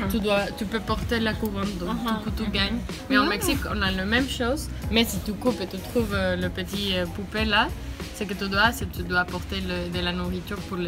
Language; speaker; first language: French; non-native, learner; Spanish